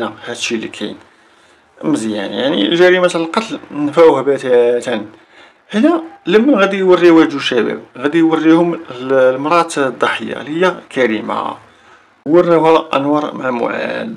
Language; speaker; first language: Arabic; native; Arabic